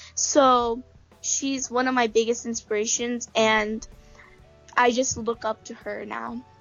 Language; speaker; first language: English; early bilingual, other home language; Japanese